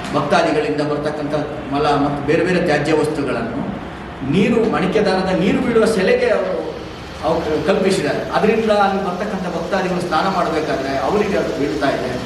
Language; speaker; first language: Kannada; native; Kannada